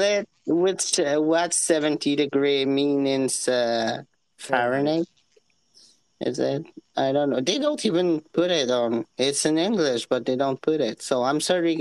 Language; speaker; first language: English; non-native, fluent; French